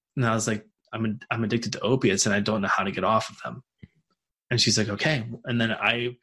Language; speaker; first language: English; native; English